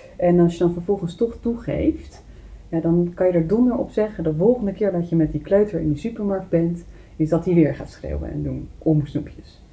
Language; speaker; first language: Dutch; native; Dutch